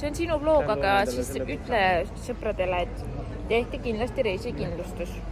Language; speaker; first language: Estonian; native; Estonian